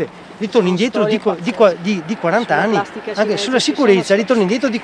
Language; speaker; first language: Italian; native; Italian